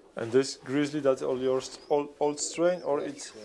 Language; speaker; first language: English; non-native, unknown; Polish